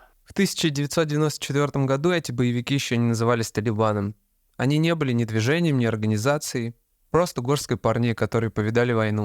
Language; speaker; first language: Russian; native; Russian